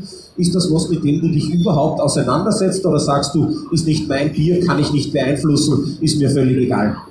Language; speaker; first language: German; native; German